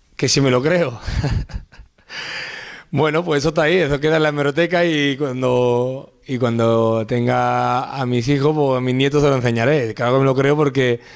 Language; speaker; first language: Spanish; native; Spanish